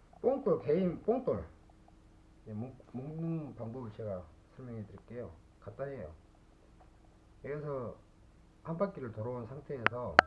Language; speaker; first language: Korean; native; Korean